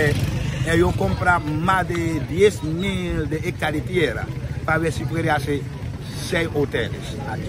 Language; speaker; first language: Spanish; non-native, fluent; Haitian Creole